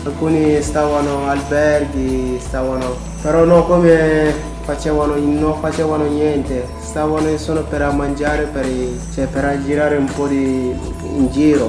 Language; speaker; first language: Italian; non-native, learner; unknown